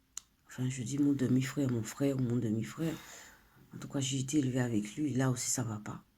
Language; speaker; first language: French; native; French